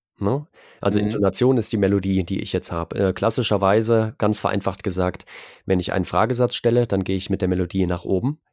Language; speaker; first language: German; native; German